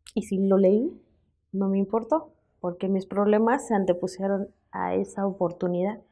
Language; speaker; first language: Spanish; native; Spanish